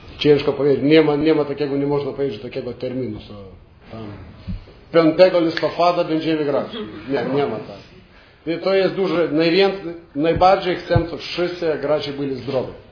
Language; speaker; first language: Polish; non-native, learner; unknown